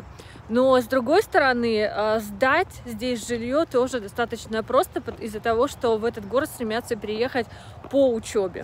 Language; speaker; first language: Russian; native; Russian